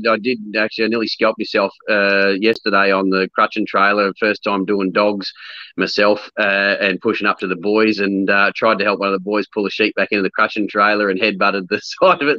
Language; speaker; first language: English; native; English